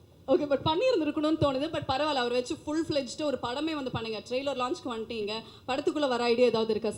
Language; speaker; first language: Tamil; native; Tamil